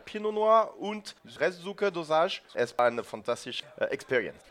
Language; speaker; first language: German; non-native, learner; French